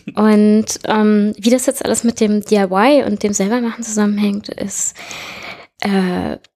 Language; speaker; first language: German; native; German